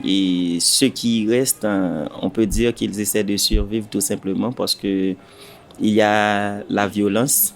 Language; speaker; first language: French; non-native, local second language; Haitian Creole